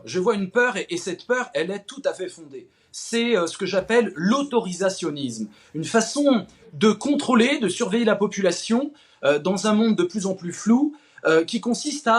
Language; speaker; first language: French; native; French